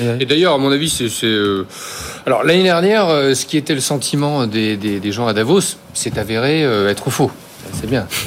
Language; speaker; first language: French; native; French